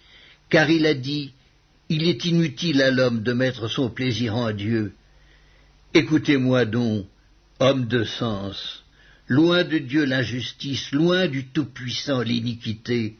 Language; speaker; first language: French; native; French